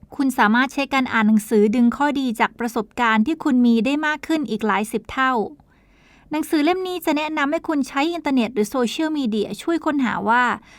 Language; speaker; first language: Thai; native; Thai